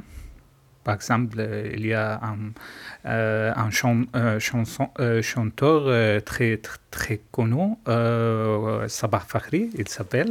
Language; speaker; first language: French; non-native, learner; Arabic